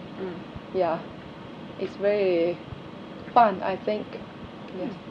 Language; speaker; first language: English; non-native, learner; Thai